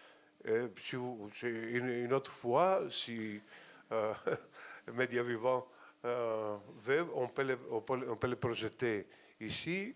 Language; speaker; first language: French; non-native, fluent; Greek